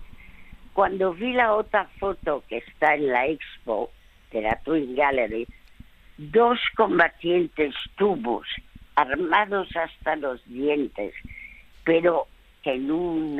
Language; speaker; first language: Spanish; early bilingual, other home language; French